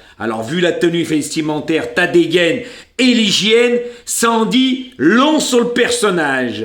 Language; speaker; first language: French; native; French